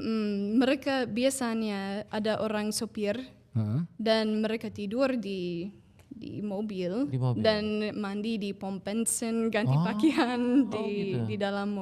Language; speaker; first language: Indonesian; non-native, fluent; English